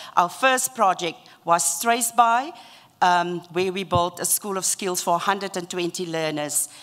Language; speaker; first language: English; non-native, local second language; Afrikaans